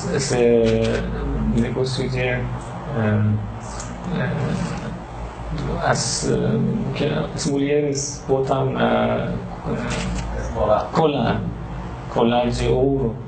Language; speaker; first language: Portuguese; non-native, learner; Persian